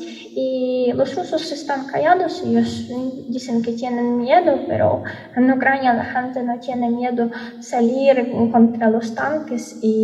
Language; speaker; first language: Spanish; non-native, fluent; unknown